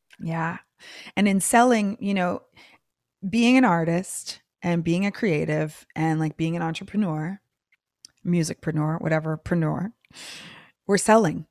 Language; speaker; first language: English; native; English